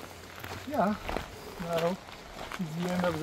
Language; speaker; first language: English; non-native, learner; French